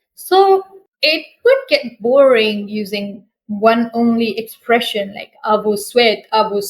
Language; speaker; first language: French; non-native, fluent; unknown